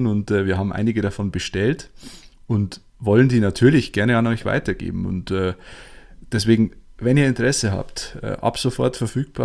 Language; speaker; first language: German; native; German